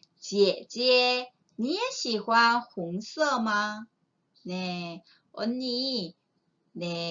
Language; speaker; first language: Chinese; non-native, fluent; Korean